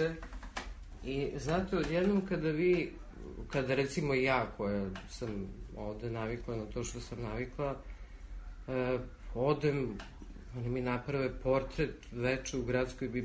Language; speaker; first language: Serbian; native; Serbian